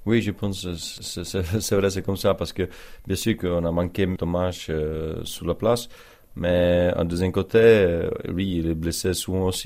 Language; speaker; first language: French; non-native, learner; Czech